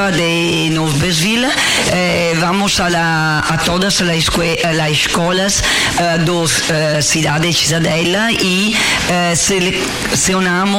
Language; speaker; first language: Portuguese; non-native, learner; Italian